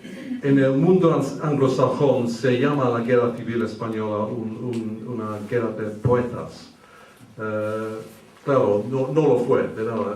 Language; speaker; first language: Spanish; early bilingual, heritage; English